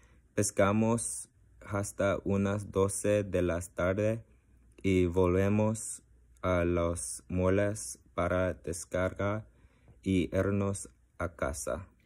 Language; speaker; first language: Spanish; non-native, learner; English